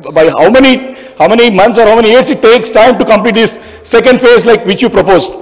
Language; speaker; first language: English; non-native, local second language; Telugu